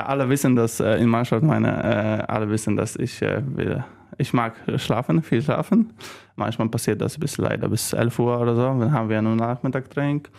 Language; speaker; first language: German; non-native, learner; Polish